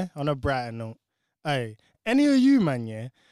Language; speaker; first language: English; native; English